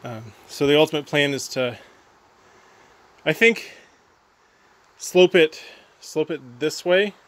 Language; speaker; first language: English; native; English